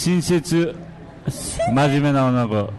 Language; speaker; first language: Japanese; non-native, learner; Nepali